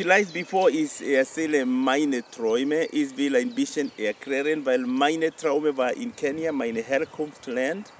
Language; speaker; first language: German; non-native, learner; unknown